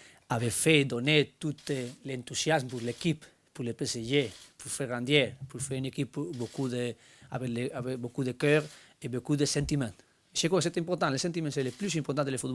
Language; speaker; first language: French; non-native, learner; Spanish